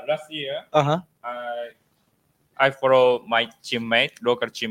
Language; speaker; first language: English; non-native, learner; Japanese